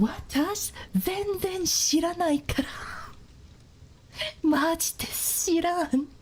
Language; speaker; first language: Japanese; non-native, learner; English